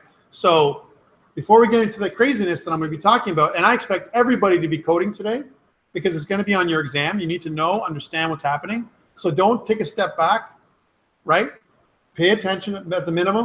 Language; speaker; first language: English; native; English